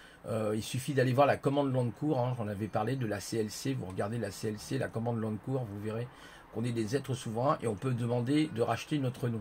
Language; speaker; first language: French; native; French